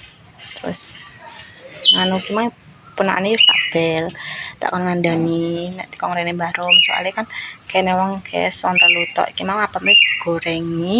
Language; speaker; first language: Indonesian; non-native, local second language; Javanese